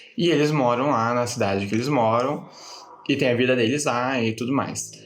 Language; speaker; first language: Portuguese; native; Portuguese